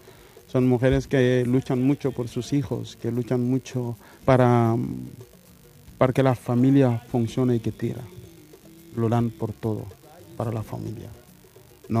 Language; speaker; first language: Spanish; non-native, fluent; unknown